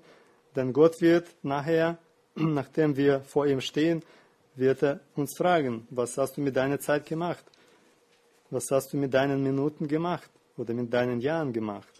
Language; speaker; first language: German; non-native, fluent; Russian